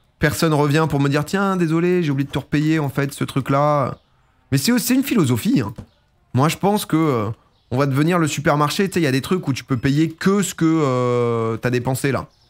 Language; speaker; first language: French; native; French